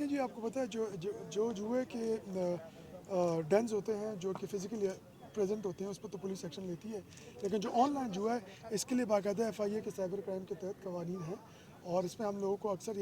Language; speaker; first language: Urdu; non-native, local second language; Pashto